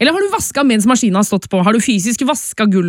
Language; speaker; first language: Norwegian; native; Norwegian